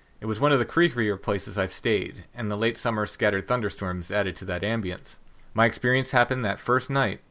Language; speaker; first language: English; native; English